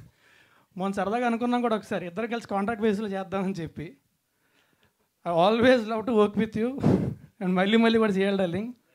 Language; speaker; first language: Telugu; native; Telugu